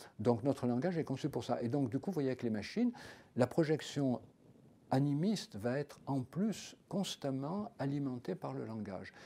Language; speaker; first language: French; native; French